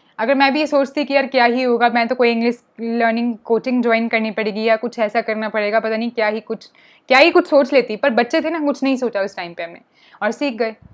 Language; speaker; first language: Hindi; non-native, local second language; Punjabi